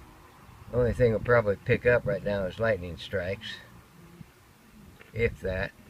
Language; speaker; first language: English; native; English